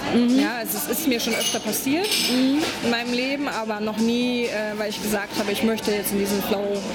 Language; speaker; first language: German; non-native, fluent; Polish